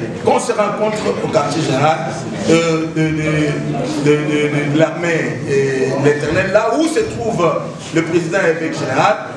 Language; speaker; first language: French; non-native, local second language; Lingala